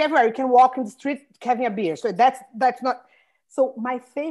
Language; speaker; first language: English; non-native, fluent; Portuguese